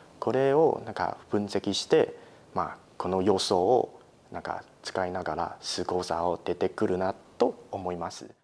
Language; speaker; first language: Japanese; non-native, fluent; Chinese